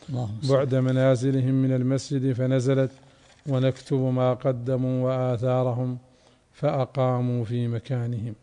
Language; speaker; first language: Arabic; native; Arabic